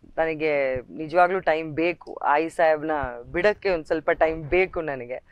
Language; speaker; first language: Kannada; native; Kannada